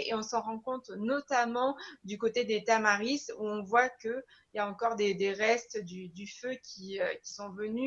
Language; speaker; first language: French; native; French